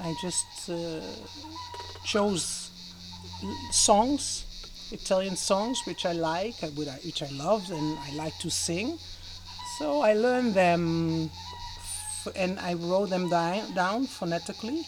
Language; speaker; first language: English; non-native, fluent; Dutch